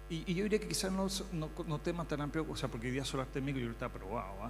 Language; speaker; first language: Spanish; native; Spanish